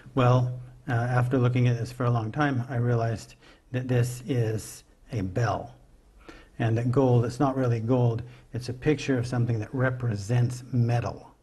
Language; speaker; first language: English; native; English